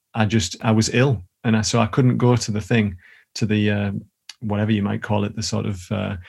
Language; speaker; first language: English; native; English